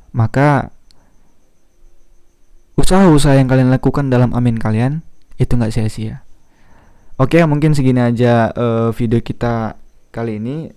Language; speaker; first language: Indonesian; native; Indonesian